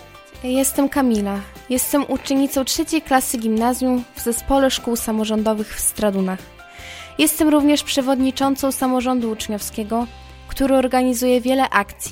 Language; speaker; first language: Polish; native; Polish